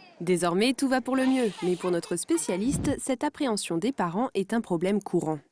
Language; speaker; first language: French; native; French